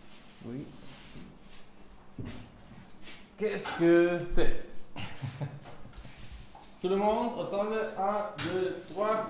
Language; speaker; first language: French; non-native, learner; German